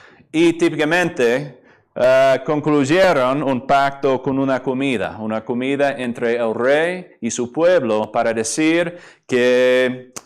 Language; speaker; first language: Spanish; non-native, fluent; English